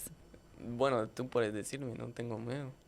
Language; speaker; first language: Spanish; non-native, fluent; French